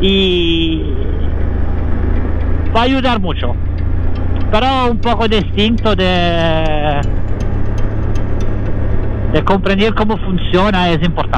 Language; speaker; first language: Spanish; non-native, learner; Italian